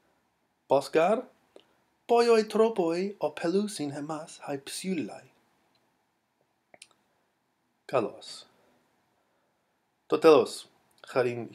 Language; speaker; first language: Greek; non-native, fluent; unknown